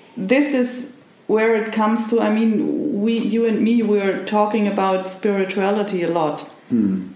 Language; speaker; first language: English; non-native, fluent; German